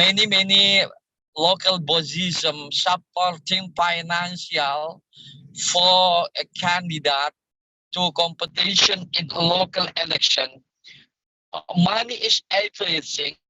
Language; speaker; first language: English; non-native, learner; Indonesian